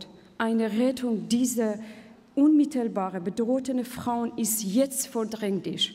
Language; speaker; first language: German; non-native, fluent; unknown